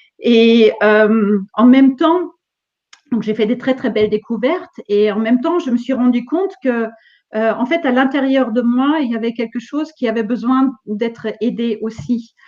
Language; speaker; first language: French; non-native, fluent; German